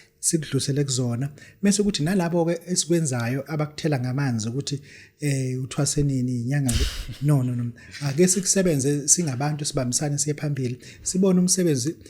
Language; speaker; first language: Zulu; native; Zulu